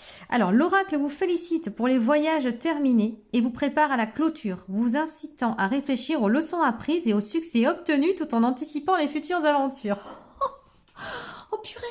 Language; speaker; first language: French; native; French